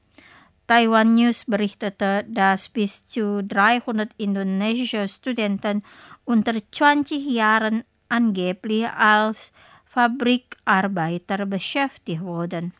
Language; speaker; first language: German; non-native, fluent; Indonesian